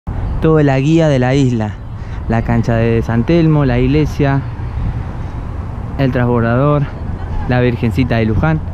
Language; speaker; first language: Spanish; native; Spanish